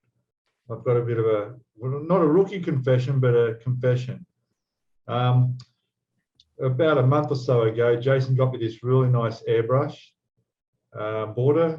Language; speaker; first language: English; native; English